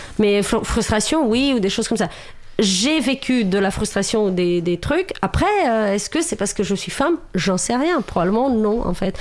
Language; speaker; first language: French; non-native, fluent; Romanian